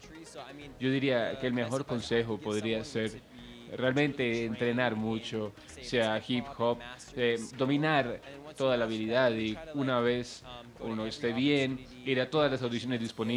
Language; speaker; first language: Spanish; non-native, fluent; English